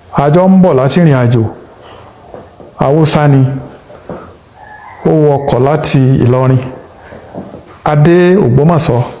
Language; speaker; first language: Yoruba; native; Yoruba